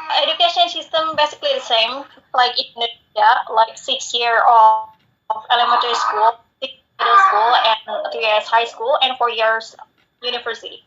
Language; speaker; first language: English; non-native, fluent; Indonesian